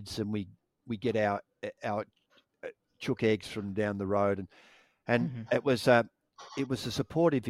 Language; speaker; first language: English; native; English